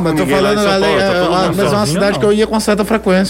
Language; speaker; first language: Portuguese; native; Portuguese